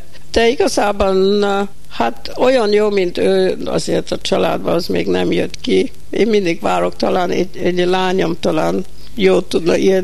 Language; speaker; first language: Hungarian; early bilingual, heritage; Hungarian